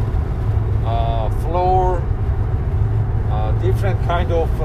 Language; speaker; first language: English; non-native, learner; Armenian